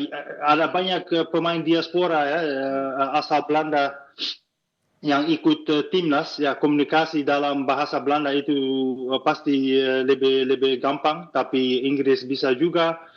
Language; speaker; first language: Indonesian; non-native, fluent; Dutch